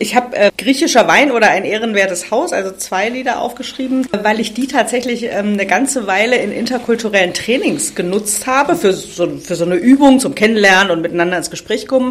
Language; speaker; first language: German; native; German